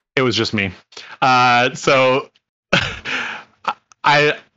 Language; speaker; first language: English; non-native, local second language; Cantonese